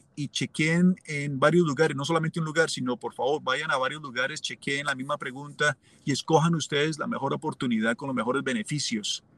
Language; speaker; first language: Spanish; native; Spanish